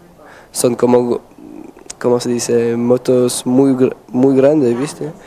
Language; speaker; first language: Spanish; non-native, fluent; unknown